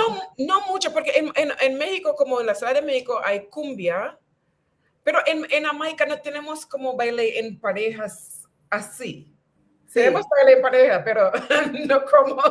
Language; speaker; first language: Spanish; non-native, fluent; English